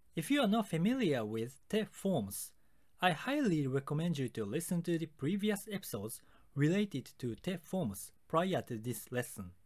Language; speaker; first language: English; non-native, fluent; Japanese